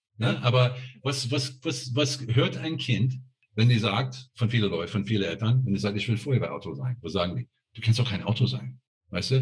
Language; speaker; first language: German; non-native, fluent; English